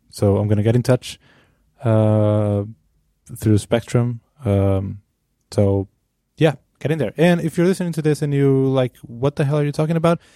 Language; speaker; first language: English; non-native, fluent; Portuguese